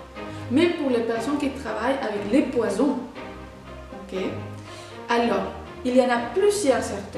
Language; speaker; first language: French; non-native, fluent; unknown